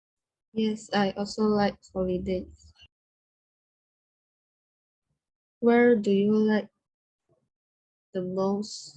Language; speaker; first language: English; non-native, learner; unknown